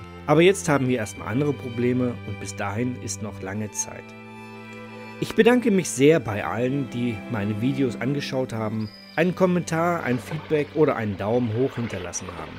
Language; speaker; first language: German; native; German